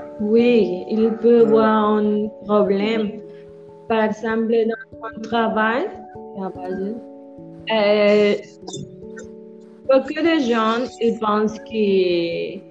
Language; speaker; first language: French; non-native, learner; Spanish